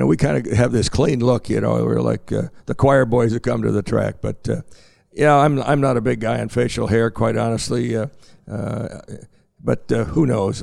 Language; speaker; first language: English; native; English